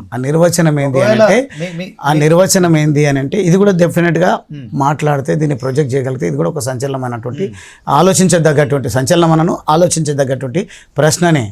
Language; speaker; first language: Telugu; native; Telugu